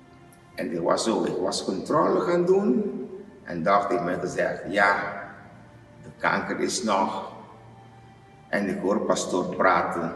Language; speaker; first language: Dutch; non-native, learner; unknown